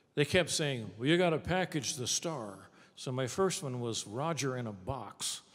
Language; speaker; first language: English; native; English